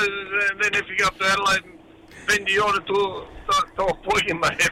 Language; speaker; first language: Greek; early bilingual, heritage; Greek